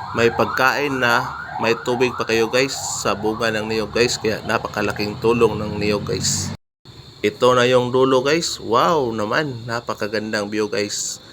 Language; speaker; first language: Filipino; non-native, local second language; Cebuano